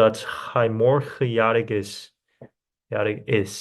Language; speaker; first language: Dutch; non-native, learner; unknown